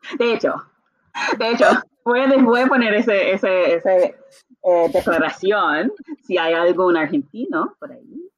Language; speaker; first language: Spanish; non-native, fluent; English